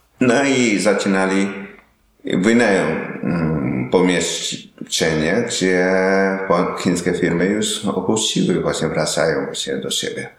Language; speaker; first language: Polish; non-native, learner; Vietnamese